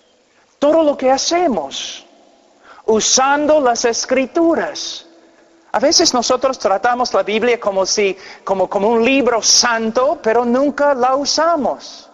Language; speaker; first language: Spanish; non-native, fluent; English